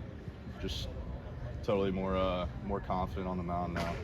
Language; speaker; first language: English; native; English